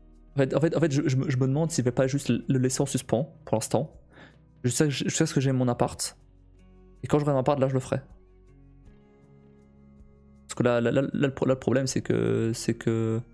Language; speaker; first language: French; native; French